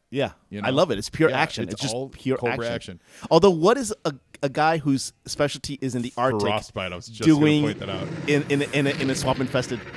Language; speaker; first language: English; native; English